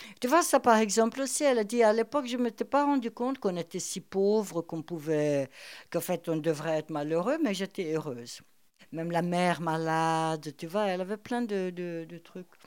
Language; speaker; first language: French; non-native, fluent; Portuguese